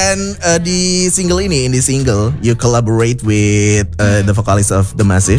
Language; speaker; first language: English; non-native, fluent; Indonesian